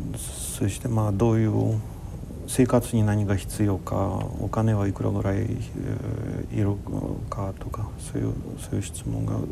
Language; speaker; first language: Japanese; non-native, fluent; Ukrainian